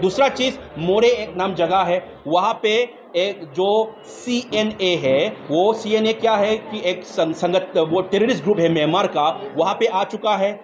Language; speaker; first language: Hindi; non-native, local second language; Manipuri